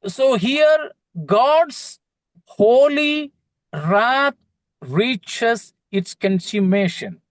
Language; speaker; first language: English; non-native, local second language; Malayalam